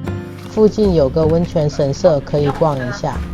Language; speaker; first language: Chinese; native; Chinese